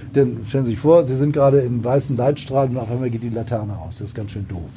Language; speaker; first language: German; native; German